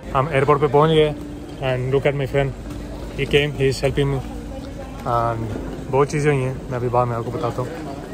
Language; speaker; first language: Urdu; early bilingual, heritage; Urdu